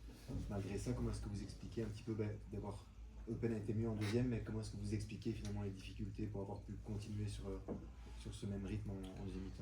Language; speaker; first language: French; native; French